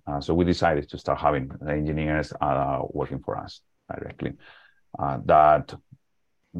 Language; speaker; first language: English; non-native, fluent; Spanish